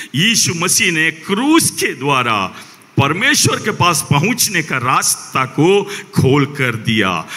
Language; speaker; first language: Hindi; non-native, local second language; Malayalam